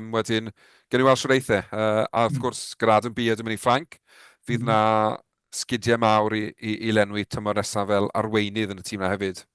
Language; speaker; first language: Welsh; native; Welsh